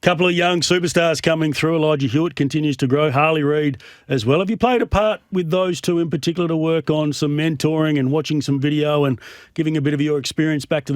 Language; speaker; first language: English; native; English